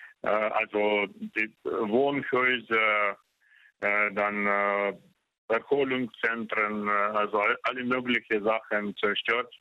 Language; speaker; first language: German; non-native, fluent; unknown